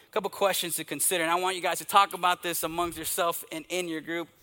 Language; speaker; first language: English; native; English